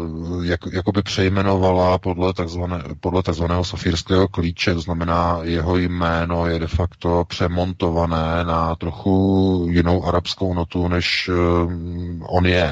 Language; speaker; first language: Czech; native; Czech